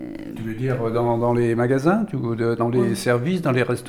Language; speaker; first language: French; native; French